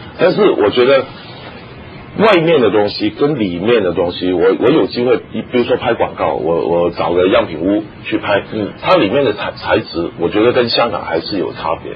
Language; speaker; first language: Chinese; non-native, local second language; Cantonese